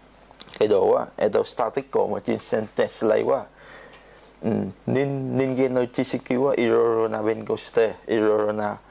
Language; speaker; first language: Japanese; non-native, learner; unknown